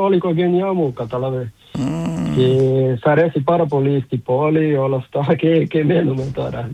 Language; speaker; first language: Greek; non-native, learner; Portuguese